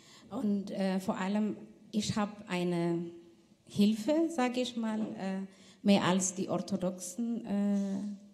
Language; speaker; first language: German; non-native, fluent; Tigrinya